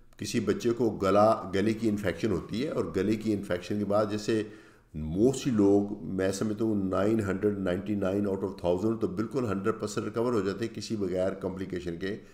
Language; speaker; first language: Urdu; native; Urdu